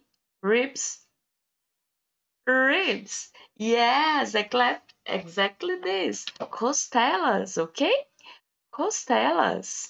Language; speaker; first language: English; non-native, learner; Portuguese